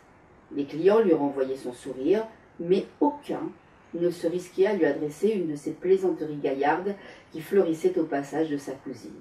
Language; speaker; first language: French; native; French